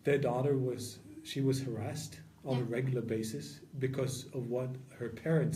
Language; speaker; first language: English; non-native, fluent; Norwegian